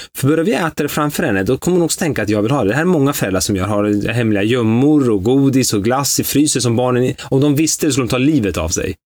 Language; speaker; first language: Swedish; early bilingual, other home language; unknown